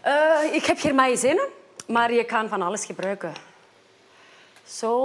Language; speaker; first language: Dutch; non-native, fluent; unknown